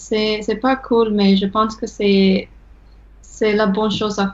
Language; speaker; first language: French; non-native, learner; English